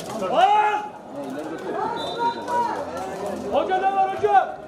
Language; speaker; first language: Turkish; native; Turkish